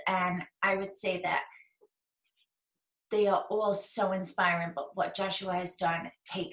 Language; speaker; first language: English; native; English